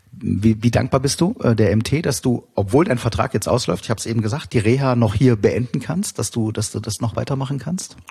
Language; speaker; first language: German; native; German